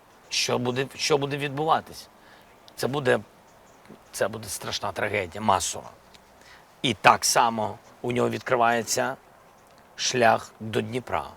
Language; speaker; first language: Ukrainian; non-native, local second language; Russian